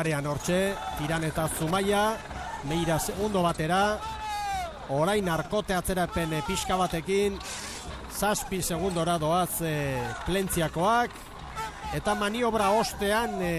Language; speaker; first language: Basque; native; Basque